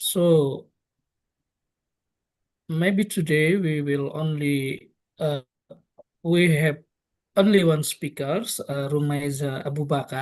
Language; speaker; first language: English; non-native, local second language; Indonesian